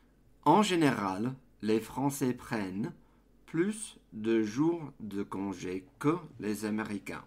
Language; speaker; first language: French; non-native, fluent; English